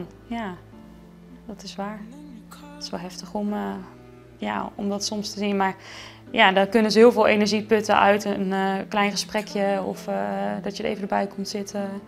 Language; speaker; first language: Dutch; native; Dutch